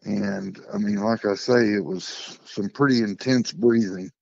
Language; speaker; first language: English; native; English